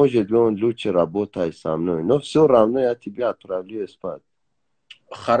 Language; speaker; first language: Russian; non-native, learner; Persian